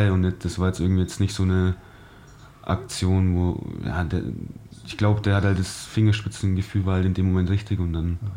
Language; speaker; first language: German; native; German